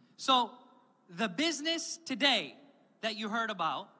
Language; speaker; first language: English; native; English